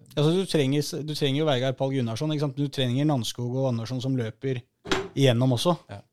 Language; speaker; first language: Norwegian; native; Norwegian